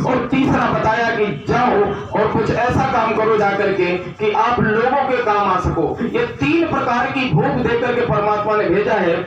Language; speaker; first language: Hindi; native; Hindi